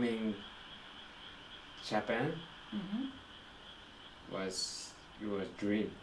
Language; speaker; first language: English; non-native, learner; Japanese